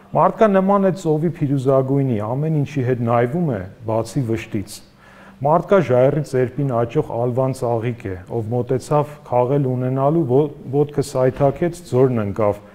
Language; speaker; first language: Armenian; native; Armenian